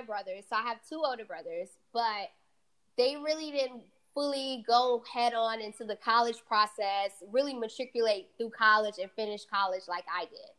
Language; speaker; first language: English; early bilingual, other home language; Fula